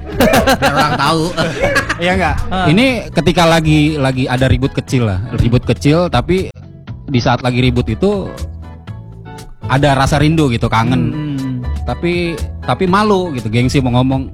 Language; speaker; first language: Indonesian; native; Indonesian